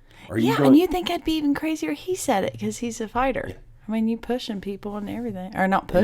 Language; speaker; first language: English; native; English